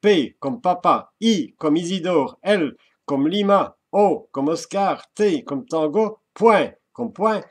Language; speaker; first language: French; native; French